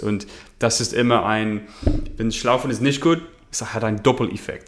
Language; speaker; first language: German; non-native, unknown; English